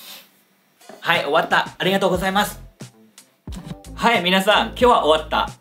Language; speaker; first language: Japanese; non-native, learner; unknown